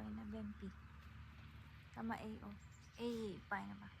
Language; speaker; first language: Finnish; non-native, learner; Filipino